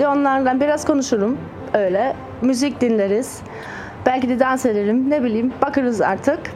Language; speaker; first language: Turkish; early bilingual, heritage; German